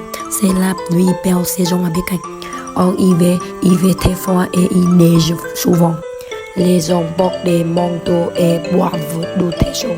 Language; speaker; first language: French; non-native, learner; Vietnamese